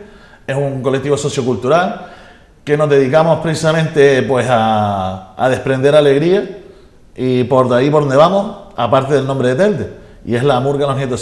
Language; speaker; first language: Spanish; native; Spanish